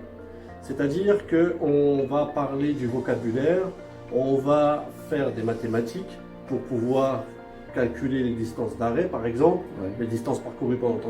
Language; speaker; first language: French; native; French